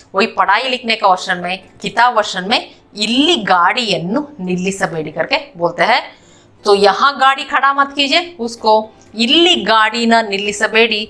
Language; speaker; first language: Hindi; non-native, local second language; Kannada